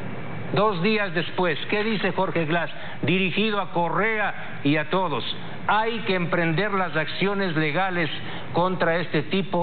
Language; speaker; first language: Spanish; native; Spanish